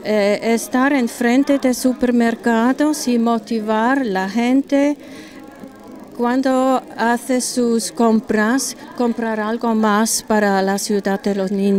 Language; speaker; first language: Spanish; non-native, learner; German